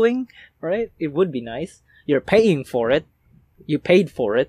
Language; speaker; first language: English; non-native, local second language; Filipino